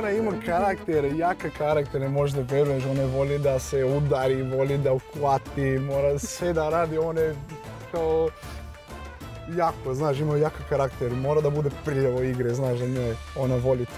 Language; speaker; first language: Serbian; non-native, learner; Portuguese